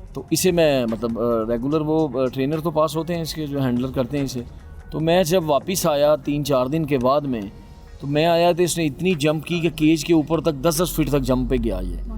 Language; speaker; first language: Urdu; non-native, local second language; Punjabi